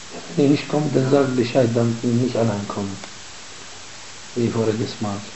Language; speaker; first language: German; non-native, fluent; Arabic